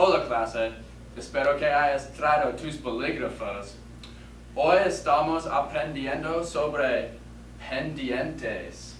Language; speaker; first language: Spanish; non-native, learner; English